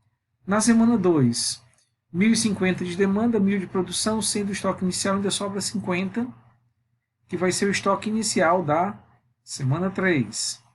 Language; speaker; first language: Portuguese; native; Portuguese